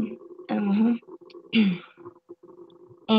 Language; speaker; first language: English; non-native, learner; Spanish